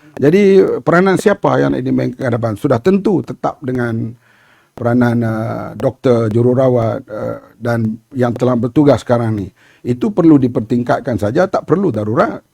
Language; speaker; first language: Malay; native; Malay